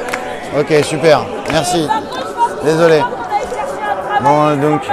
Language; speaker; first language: French; native; French